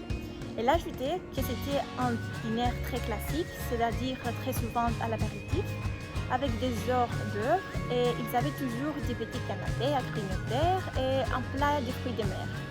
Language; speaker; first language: French; non-native, learner; Greek